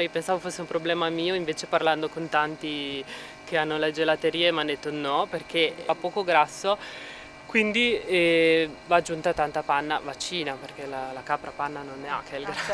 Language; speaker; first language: Italian; native; Italian